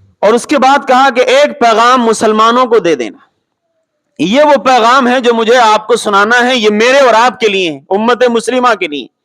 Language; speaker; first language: Urdu; native; Urdu